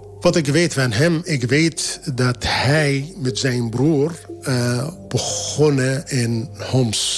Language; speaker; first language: Dutch; non-native, fluent; Arabic